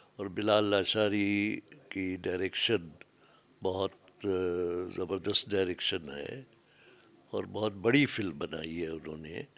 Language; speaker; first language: Urdu; non-native, local second language; Sindhi